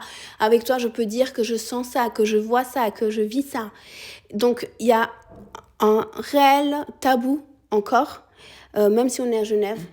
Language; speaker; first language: French; early bilingual, other home language; Spanish